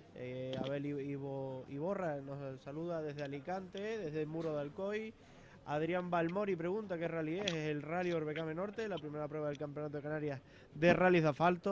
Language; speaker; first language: Spanish; native; Spanish